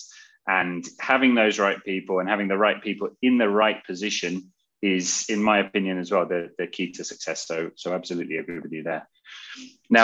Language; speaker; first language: English; native; English